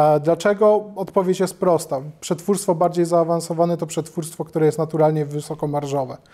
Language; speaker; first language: Polish; native; Polish